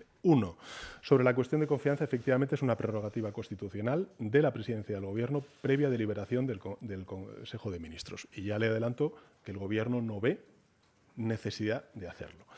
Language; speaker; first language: Spanish; native; Spanish